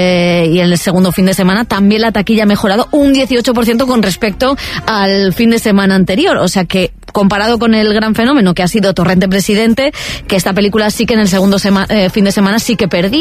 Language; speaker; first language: Spanish; native; Spanish